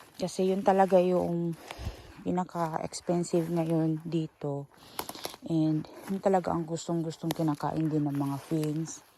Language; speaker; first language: Filipino; non-native, local second language; Cebuano